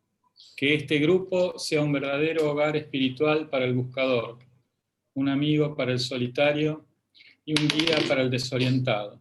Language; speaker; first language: Spanish; native; Spanish